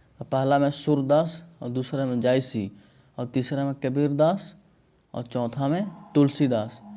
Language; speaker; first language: Hindi; native; Hindi